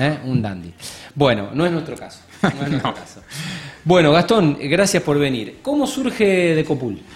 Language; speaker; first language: Spanish; native; Spanish